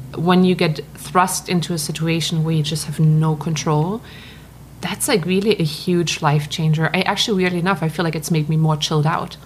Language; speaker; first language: English; non-native, fluent; German